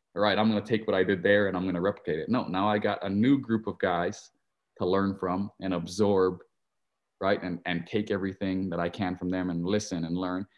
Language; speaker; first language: English; native; English